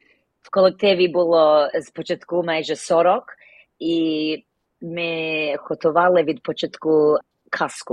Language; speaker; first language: Ukrainian; early bilingual, heritage; Ukrainian